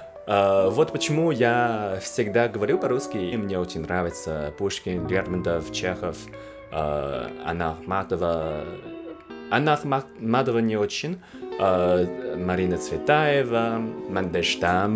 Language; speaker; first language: Russian; non-native, fluent; Chinese